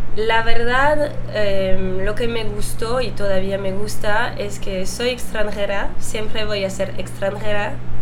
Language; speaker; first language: Spanish; non-native, fluent; French